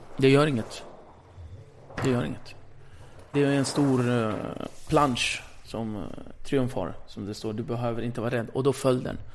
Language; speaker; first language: Swedish; early bilingual, other home language; Kurdish